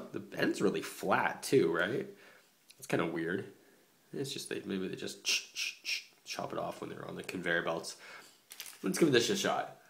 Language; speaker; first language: English; native; English